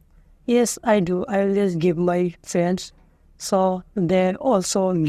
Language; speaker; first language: English; non-native, learner; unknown